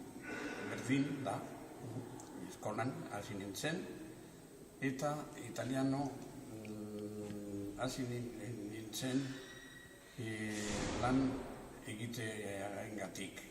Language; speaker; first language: Basque; non-native, local second language; Spanish